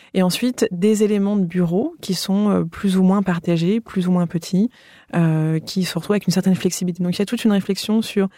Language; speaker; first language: French; native; French